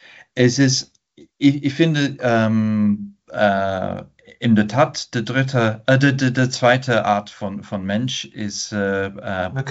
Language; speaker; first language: German; non-native, fluent; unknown